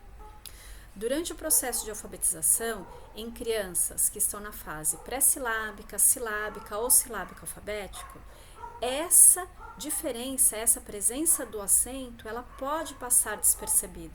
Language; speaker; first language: Portuguese; native; Portuguese